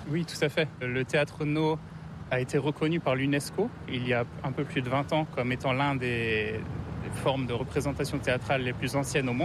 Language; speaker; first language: French; native; French